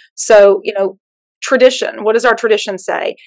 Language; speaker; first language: English; native; English